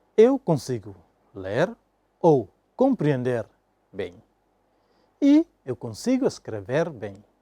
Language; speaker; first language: Portuguese; non-native, local second language; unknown